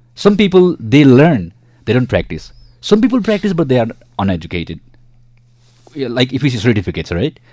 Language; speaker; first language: English; non-native, local second language; Nepali